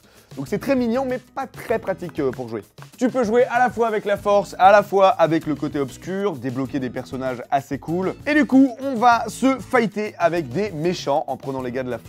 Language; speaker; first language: French; native; French